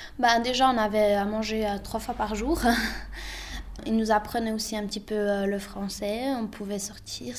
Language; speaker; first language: French; early bilingual, other home language; Bosnian